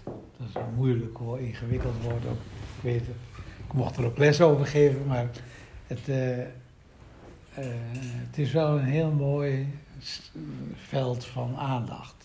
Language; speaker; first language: Dutch; native; Dutch